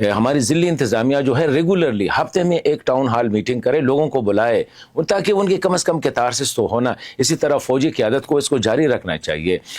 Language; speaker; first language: Urdu; non-native, local second language; Pashto